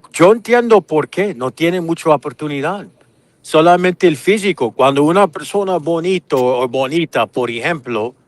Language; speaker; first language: Spanish; non-native, learner; English